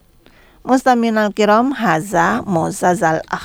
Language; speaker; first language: Arabic; non-native, learner; Indonesian